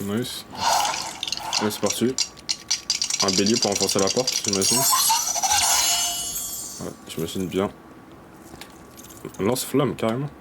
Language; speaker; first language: French; native; French